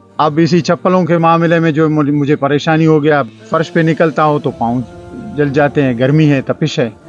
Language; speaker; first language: Urdu; non-native, local second language; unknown